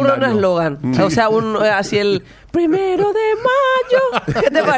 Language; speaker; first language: Spanish; native; Spanish